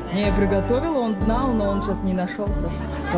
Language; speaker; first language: Russian; native; Russian